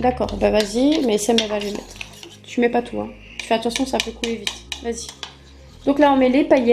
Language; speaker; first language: French; native; French